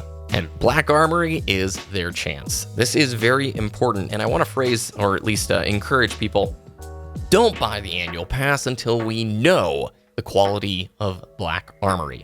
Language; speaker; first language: English; native; English